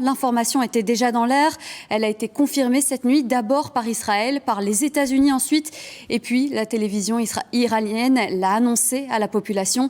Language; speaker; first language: French; native; French